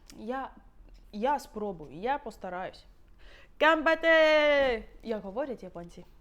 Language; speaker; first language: Ukrainian; native; Ukrainian